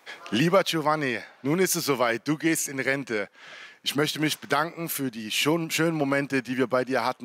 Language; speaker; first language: German; native; German